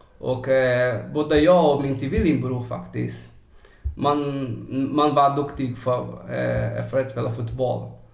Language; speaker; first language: Swedish; non-native, fluent; Portuguese